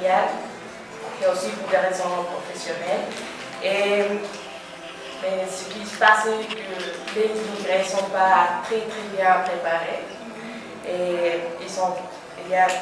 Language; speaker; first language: French; non-native, learner; Spanish